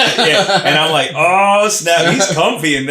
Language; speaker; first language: English; native; English